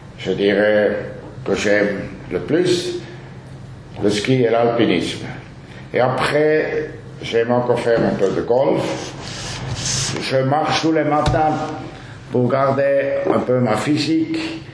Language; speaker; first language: French; non-native, local second language; German